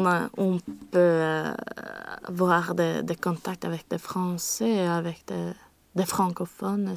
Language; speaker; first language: French; non-native, learner; Swedish